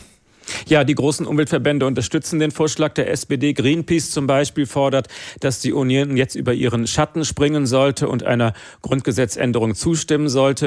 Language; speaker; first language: German; native; German